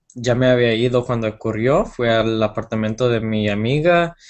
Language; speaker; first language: Spanish; non-native, fluent; English